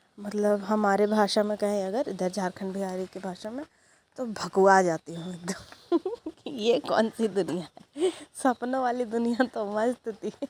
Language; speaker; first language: Hindi; native; Hindi